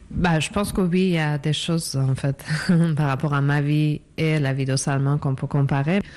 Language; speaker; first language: French; non-native, fluent; Persian